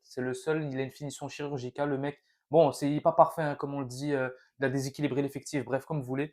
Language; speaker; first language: French; native; French